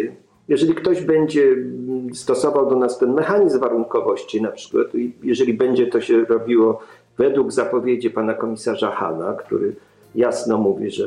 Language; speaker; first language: Polish; native; Polish